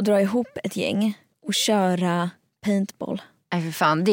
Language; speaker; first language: Swedish; native; Swedish